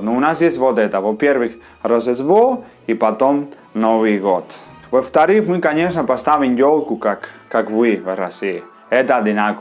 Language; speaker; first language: Russian; non-native, learner; Spanish